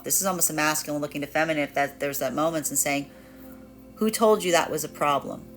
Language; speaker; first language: English; native; English